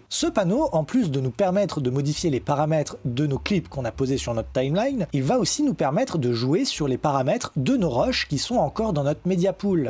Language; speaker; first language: French; native; French